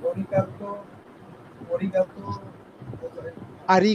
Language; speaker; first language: Japanese; non-native, learner; Bangla